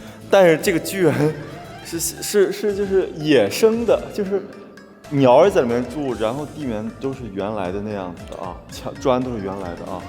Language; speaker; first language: Chinese; native; Chinese